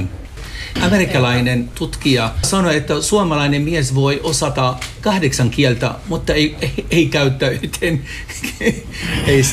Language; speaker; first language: Finnish; non-native, fluent; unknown